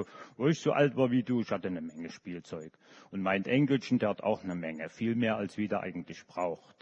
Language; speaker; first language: German; native; German